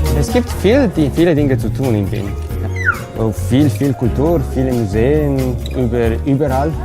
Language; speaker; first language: German; non-native, learner; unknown